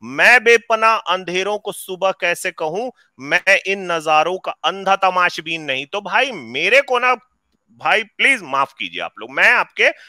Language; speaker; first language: Hindi; native; Hindi